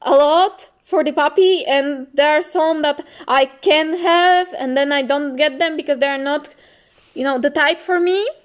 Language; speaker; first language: English; non-native, fluent; Polish